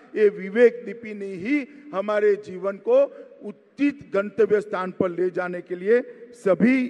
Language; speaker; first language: Hindi; non-native, local second language; Gujarati